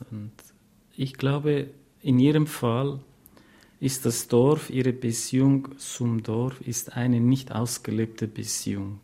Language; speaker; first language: German; non-native, fluent; Kurdish